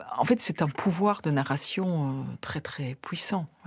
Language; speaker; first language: French; native; French